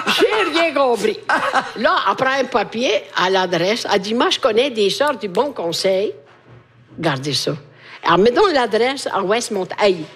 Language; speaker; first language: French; non-native, fluent; Italian